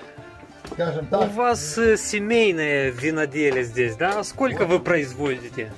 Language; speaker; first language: Russian; non-native, local second language; Romanian